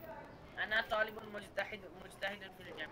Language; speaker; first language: Arabic; non-native, learner; Bangla